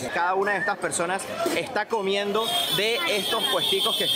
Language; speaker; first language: Spanish; native; Spanish